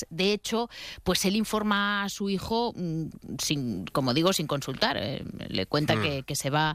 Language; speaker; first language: Spanish; native; Spanish